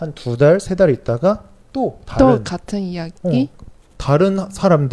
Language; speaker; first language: Korean; non-native, fluent; Chinese